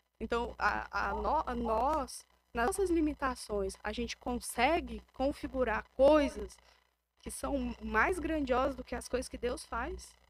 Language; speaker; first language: Portuguese; native; Portuguese